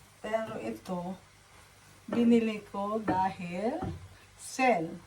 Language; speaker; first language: Filipino; non-native, local second language; Waray